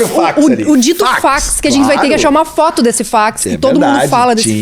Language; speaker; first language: Portuguese; native; Portuguese